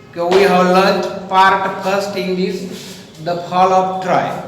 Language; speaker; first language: English; non-native, local second language; Marathi